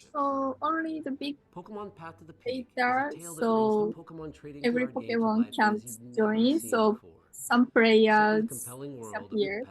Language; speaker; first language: English; non-native, learner; Japanese